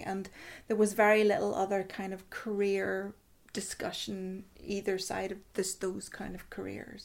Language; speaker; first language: English; native; English